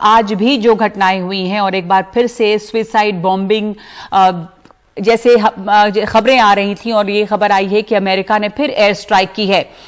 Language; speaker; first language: Hindi; native; Hindi